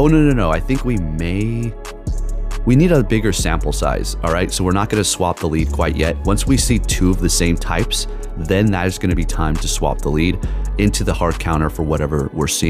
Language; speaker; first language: English; native; English